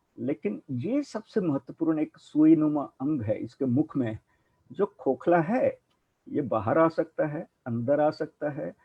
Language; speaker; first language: Hindi; non-native, local second language; Punjabi